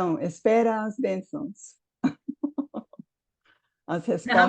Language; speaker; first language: Portuguese; non-native, fluent; English